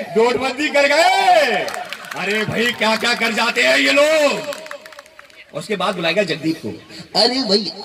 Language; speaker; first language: Hindi; native; Hindi